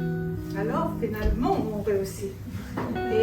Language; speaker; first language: French; non-native, fluent; Spanish